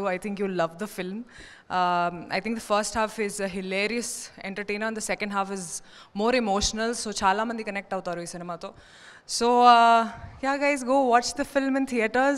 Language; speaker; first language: Telugu; non-native, learner; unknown